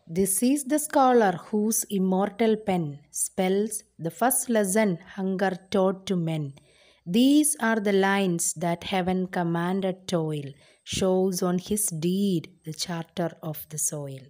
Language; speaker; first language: English; non-native, local second language; Malayalam